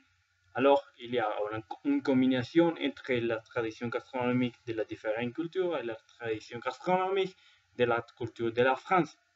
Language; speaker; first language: French; non-native, learner; Spanish